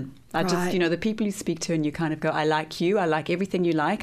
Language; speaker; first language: English; native; English